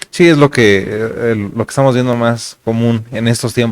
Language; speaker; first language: Spanish; native; Spanish